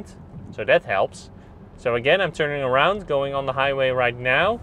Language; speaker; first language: English; non-native, fluent; Dutch